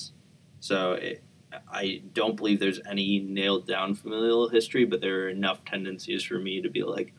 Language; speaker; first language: English; native; English